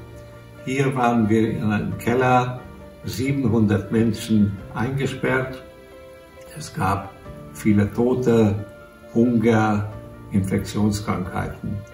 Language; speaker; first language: German; non-native, fluent; Hungarian